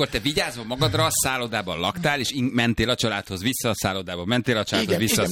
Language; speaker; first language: Hungarian; native; Hungarian